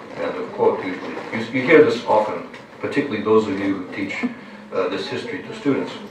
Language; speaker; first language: English; non-native, fluent; Lithuanian